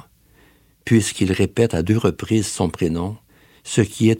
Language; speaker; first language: French; native; French